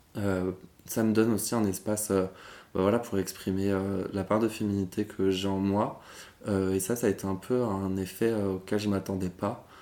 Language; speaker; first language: French; native; French